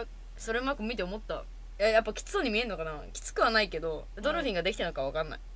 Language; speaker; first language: Japanese; native; Japanese